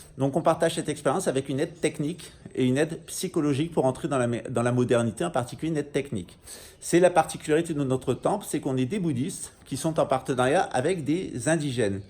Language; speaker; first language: French; native; French